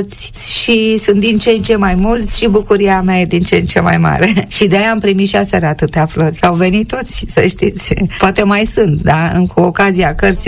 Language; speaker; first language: Romanian; native; Romanian